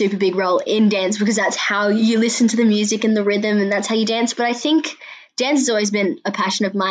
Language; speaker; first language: English; native; English